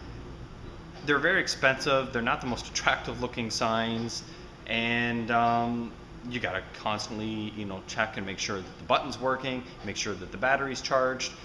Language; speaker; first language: English; native; English